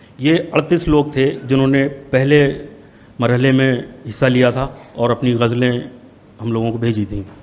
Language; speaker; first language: Urdu; native; Urdu